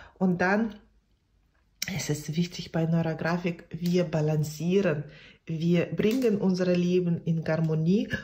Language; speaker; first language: German; non-native, fluent; Russian